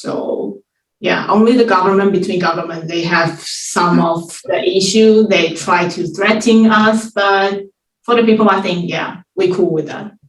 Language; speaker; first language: English; non-native, fluent; Chinese